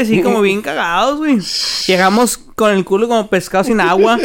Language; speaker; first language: Spanish; early bilingual, heritage; Spanish